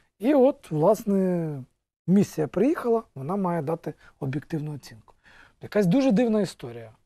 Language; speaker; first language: Ukrainian; native; Ukrainian